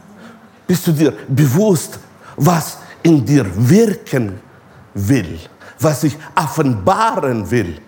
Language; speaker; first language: German; non-native, fluent; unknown